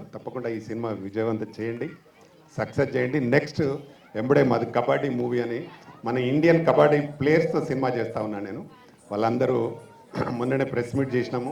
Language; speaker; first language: Telugu; native; Telugu